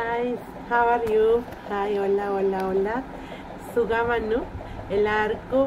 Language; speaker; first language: English; non-native, learner; Spanish